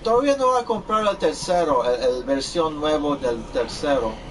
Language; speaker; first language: Spanish; early bilingual, heritage; Spanish